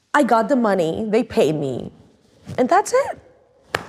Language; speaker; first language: English; non-native, fluent; Arabic